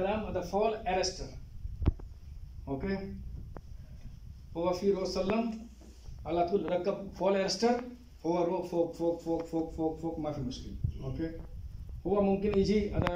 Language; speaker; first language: Arabic; non-native, learner; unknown